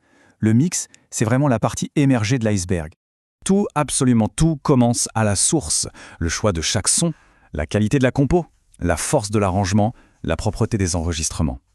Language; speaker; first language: French; native; French